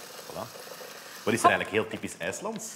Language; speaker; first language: Dutch; native; Dutch